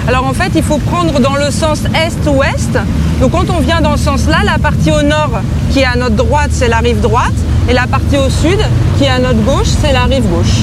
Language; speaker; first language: French; native; French